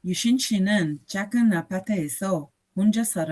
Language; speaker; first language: Korean; non-native, learner; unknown